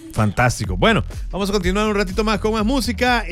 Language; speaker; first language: Spanish; native; Spanish